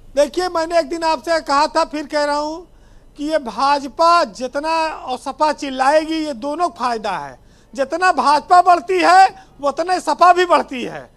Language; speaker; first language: Hindi; native; Hindi